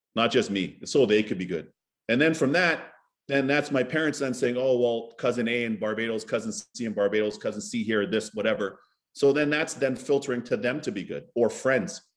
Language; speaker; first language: English; native; English